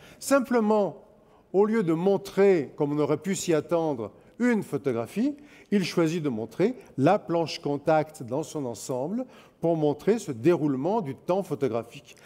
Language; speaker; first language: French; native; French